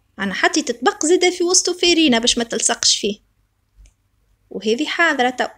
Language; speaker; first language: Arabic; native; Arabic